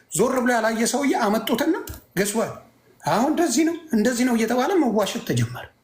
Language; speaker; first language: Amharic; non-native, local second language; Tigrinya